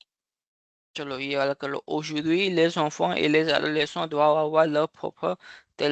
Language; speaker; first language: French; non-native, fluent; Hindi